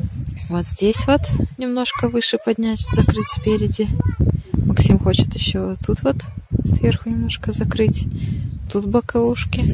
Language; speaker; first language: Russian; native; Russian